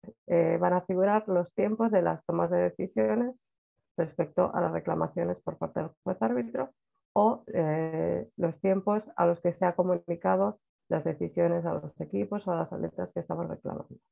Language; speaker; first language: Spanish; native; Spanish